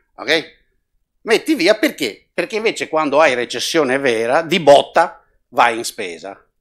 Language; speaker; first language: Italian; non-native, local second language; Venetian